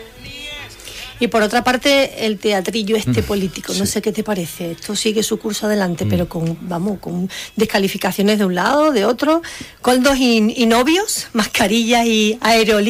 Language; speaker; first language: Spanish; native; Spanish